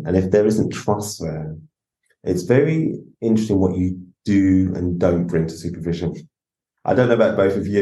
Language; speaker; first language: English; native; English